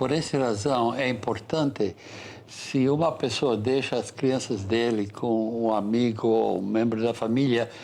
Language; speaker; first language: Portuguese; non-native, fluent; English